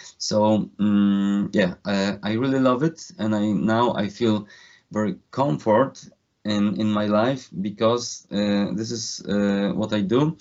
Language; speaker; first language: English; non-native, fluent; Polish